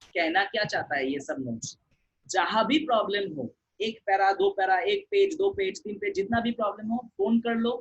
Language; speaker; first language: Hindi; non-native, local second language; Bangla